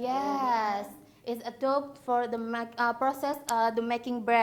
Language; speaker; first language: English; non-native, learner; Indonesian